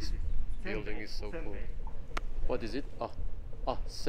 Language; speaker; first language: English; non-native, fluent; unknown